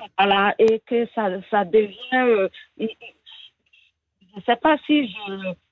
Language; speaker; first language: French; non-native, learner; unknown